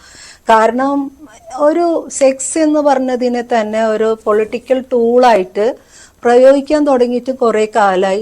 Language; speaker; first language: Malayalam; native; Malayalam